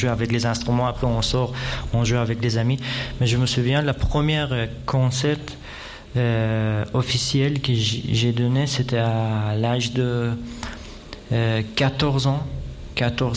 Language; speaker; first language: French; non-native, fluent; Persian